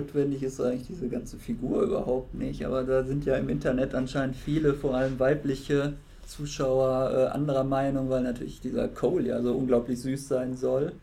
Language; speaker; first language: German; native; German